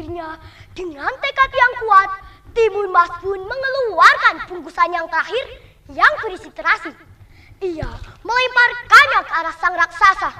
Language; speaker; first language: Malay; non-native, local second language; Javanese